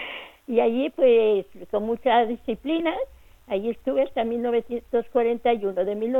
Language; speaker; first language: Spanish; native; Spanish